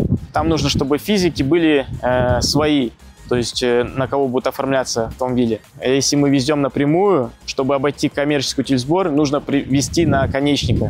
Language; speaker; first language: Russian; native; Russian